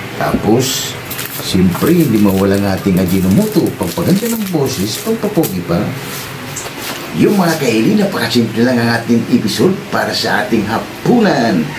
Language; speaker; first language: Filipino; native; Filipino